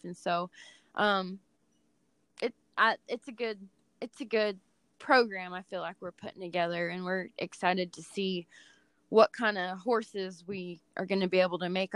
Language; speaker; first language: English; native; English